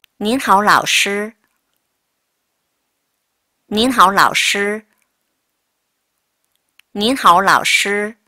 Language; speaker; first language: Chinese; non-native, fluent; Korean